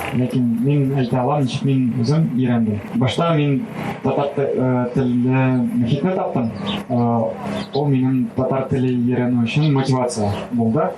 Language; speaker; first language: Tatar; non-native, local second language; Russian